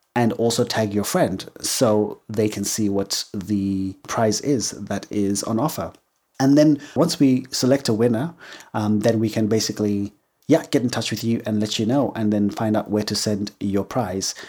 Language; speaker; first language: English; native; English